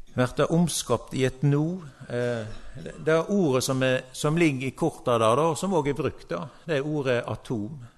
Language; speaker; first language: Norwegian; native; Norwegian